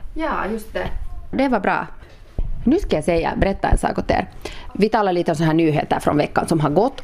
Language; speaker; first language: Swedish; native; Swedish